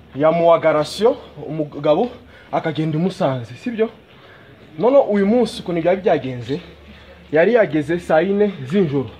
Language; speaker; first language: Kinyarwanda; non-native, fluent; Swahili